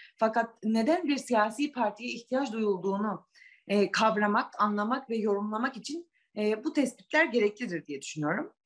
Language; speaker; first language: Turkish; native; Turkish